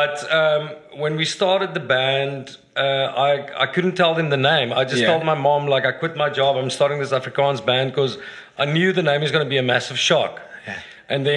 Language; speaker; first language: English; non-native, local second language; Afrikaans